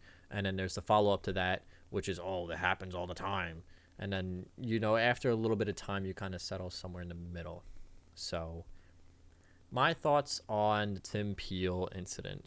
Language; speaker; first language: English; native; English